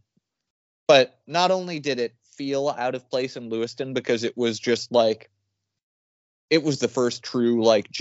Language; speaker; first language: English; native; English